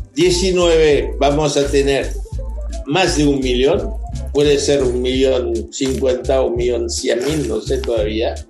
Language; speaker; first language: Spanish; non-native, fluent; French